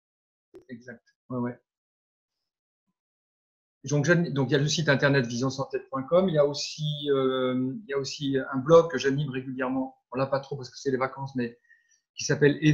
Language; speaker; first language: French; native; French